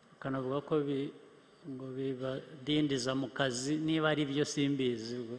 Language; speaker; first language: Kinyarwanda; early bilingual, heritage; Kinyarwanda